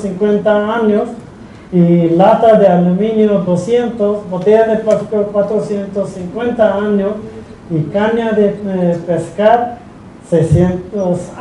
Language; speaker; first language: Spanish; non-native, fluent; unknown